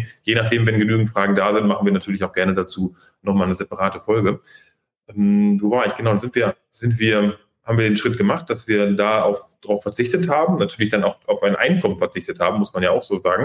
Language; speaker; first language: German; native; German